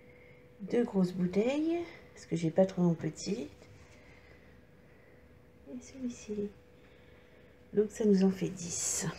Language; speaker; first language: French; native; French